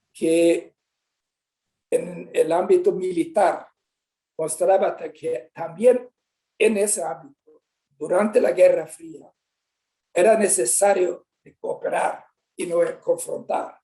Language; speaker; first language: Spanish; non-native, fluent; Swedish